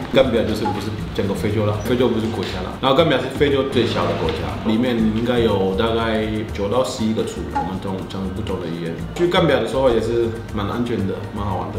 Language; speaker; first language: Chinese; non-native, fluent; Wolof